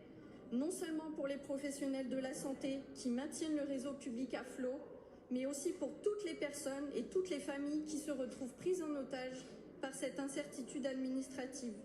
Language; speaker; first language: French; native; French